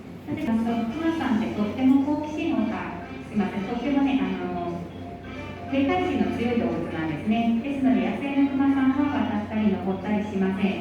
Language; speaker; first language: Japanese; native; Japanese